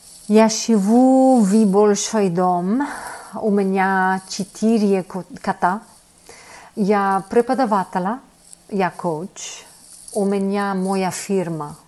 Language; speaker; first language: Russian; non-native, learner; English